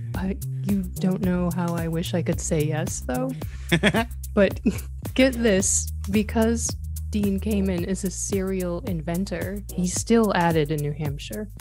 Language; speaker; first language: English; native; English